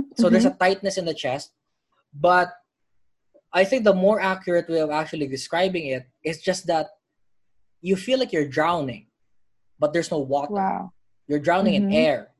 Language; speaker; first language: English; non-native, local second language; Filipino